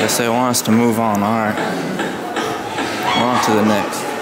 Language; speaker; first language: English; native; English